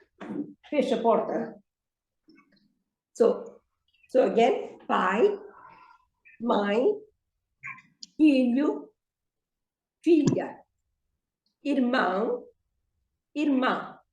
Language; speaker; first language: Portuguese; non-native, fluent; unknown